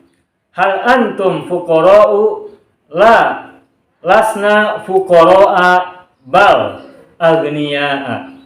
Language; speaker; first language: Arabic; non-native, fluent; Indonesian